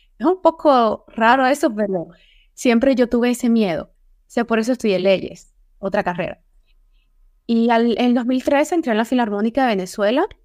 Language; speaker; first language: Spanish; native; Spanish